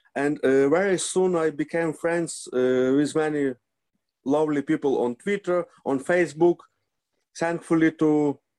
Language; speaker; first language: English; non-native, learner; Ukrainian